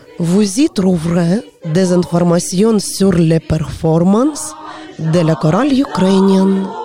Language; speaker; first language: French; non-native, learner; Ukrainian